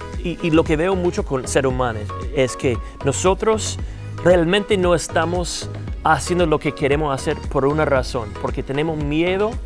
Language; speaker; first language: Spanish; non-native, fluent; English